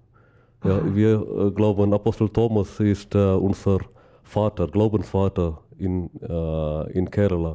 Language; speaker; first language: German; non-native, learner; Malayalam